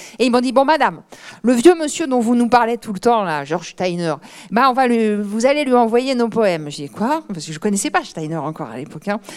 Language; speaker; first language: French; native; French